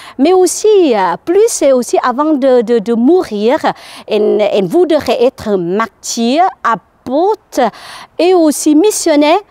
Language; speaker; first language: French; non-native, learner; Vietnamese